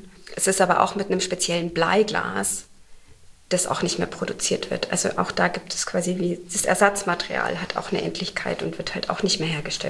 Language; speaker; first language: German; native; German